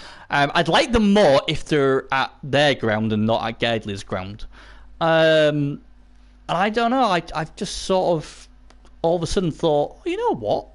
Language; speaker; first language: English; native; English